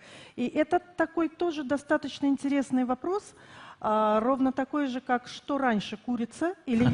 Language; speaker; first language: Russian; native; Russian